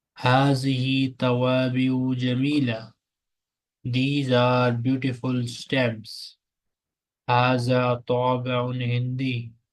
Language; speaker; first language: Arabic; non-native, fluent; Urdu